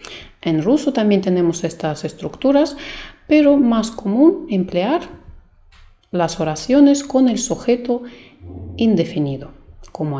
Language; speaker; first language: Spanish; non-native, fluent; Russian